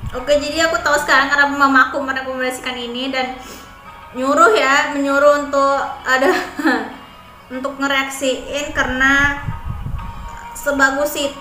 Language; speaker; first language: Indonesian; native; Indonesian